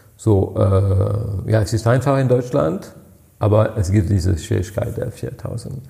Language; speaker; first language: German; non-native, fluent; French